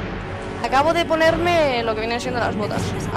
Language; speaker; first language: Spanish; native; Spanish